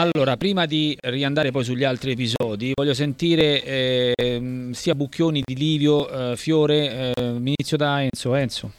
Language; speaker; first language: Italian; native; Italian